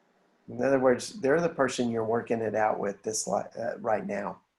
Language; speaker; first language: English; native; English